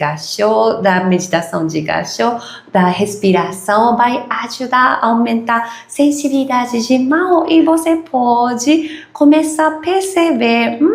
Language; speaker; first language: Portuguese; non-native, learner; Japanese